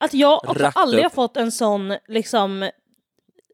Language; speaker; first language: Swedish; native; Swedish